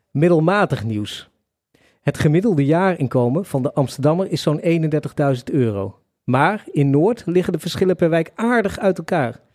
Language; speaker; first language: Dutch; native; Dutch